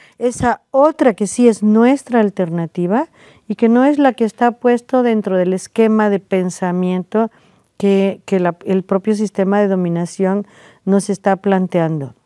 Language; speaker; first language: Spanish; native; Spanish